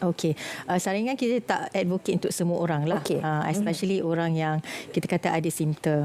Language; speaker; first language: Malay; native; Malay